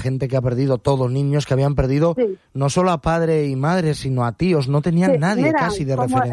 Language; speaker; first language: Spanish; native; Spanish